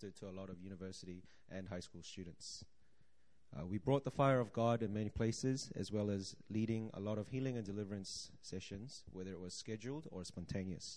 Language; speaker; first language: English; native; English